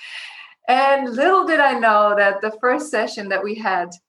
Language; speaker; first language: English; non-native, fluent; German